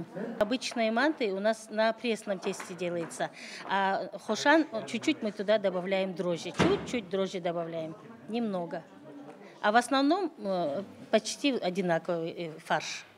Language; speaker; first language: Russian; non-native, local second language; Uyghur